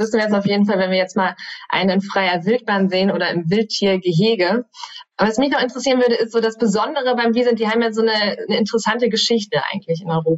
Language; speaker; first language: German; native; German